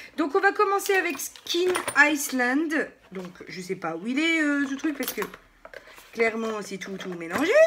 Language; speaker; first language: French; native; French